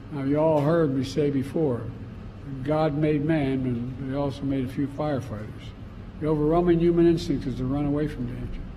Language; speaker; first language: English; native; English